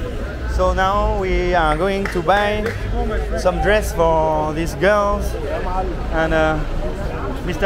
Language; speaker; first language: English; non-native, fluent; French